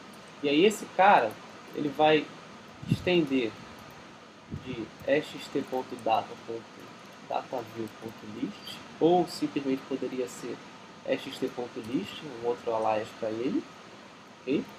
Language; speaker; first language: Portuguese; native; Portuguese